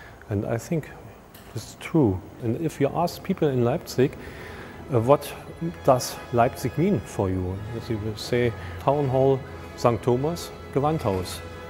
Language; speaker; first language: English; non-native, fluent; German